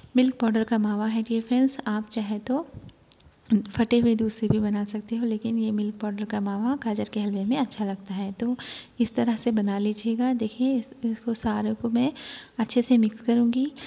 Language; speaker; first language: Hindi; non-native, local second language; Urdu